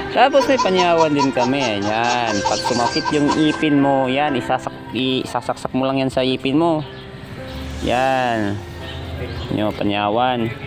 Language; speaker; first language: Filipino; non-native, local second language; Cebuano